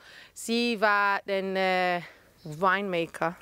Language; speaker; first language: German; non-native, fluent; Hebrew